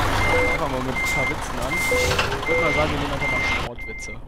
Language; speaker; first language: German; native; German